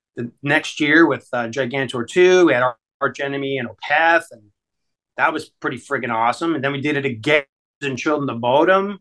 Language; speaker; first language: English; native; English